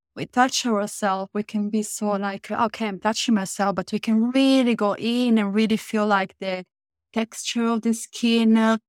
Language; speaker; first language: English; non-native, fluent; Italian